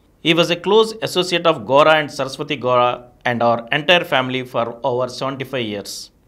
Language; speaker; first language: English; non-native, local second language; Telugu